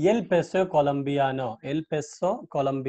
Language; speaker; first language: Spanish; non-native, learner; Hindi